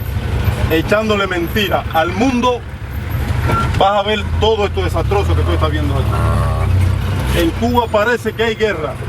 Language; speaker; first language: Spanish; native; Spanish